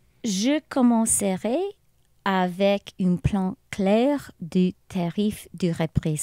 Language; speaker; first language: French; non-native, local second language; English